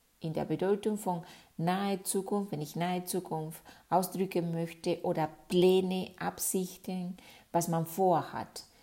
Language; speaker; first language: German; non-native, fluent; Spanish